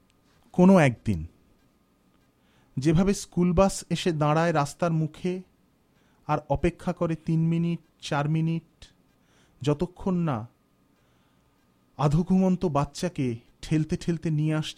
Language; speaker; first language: English; non-native, local second language; Bangla